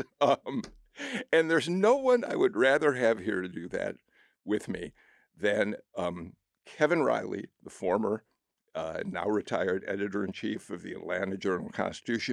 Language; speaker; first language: English; native; English